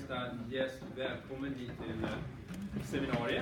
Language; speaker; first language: Swedish; native; Swedish